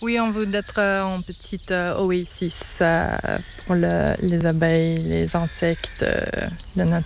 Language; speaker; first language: French; non-native, fluent; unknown